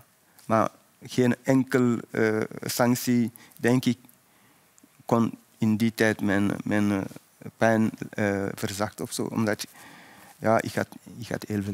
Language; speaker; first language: Dutch; non-native, fluent; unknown